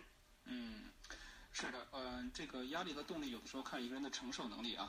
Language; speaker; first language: Chinese; native; Chinese